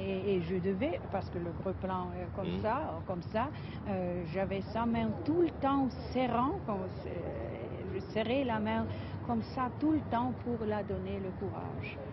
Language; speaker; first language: French; non-native, fluent; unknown